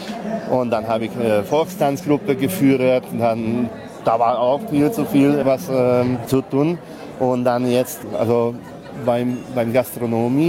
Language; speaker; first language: German; non-native, local second language; Hungarian